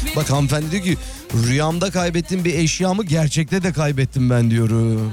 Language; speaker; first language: Turkish; native; Turkish